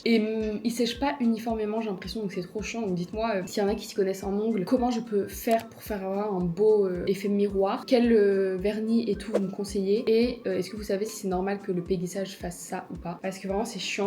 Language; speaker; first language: French; native; French